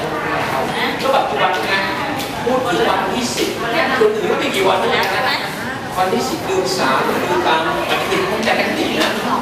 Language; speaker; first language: Thai; non-native, fluent; Vietnamese